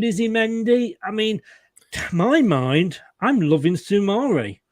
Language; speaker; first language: English; native; English